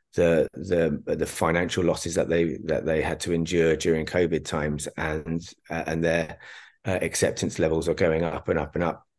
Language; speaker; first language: English; native; English